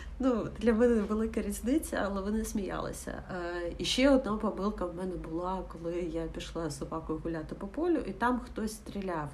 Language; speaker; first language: Ukrainian; non-native, local second language; Russian